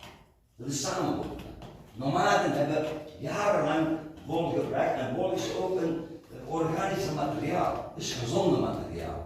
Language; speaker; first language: Dutch; non-native, learner; Turkish